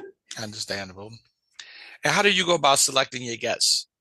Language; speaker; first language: English; native; English